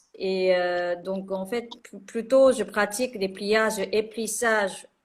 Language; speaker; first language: French; non-native, fluent; Japanese